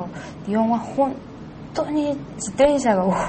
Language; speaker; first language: Japanese; non-native, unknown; Korean